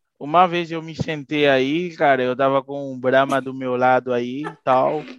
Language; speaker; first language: Portuguese; non-native, fluent; Haitian Creole